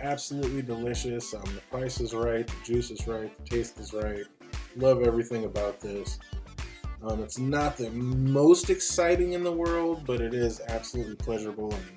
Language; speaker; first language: English; native; English